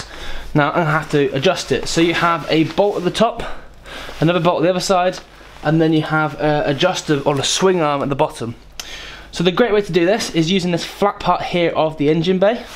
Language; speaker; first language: English; native; English